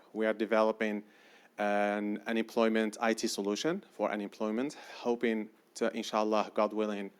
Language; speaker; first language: English; non-native, fluent; Arabic